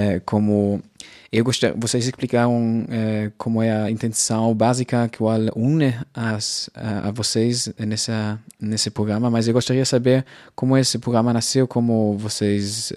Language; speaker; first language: Portuguese; non-native, fluent; German